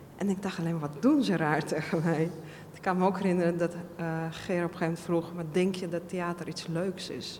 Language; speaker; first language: Dutch; non-native, fluent; Russian